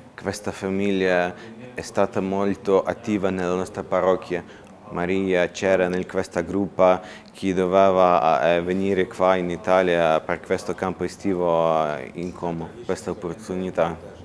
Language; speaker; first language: Italian; non-native, learner; Ukrainian